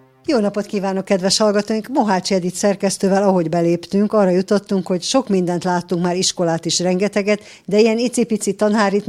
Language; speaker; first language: Hungarian; native; Hungarian